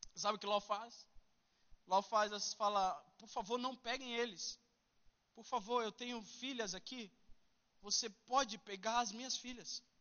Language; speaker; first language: Portuguese; early bilingual, heritage; Portuguese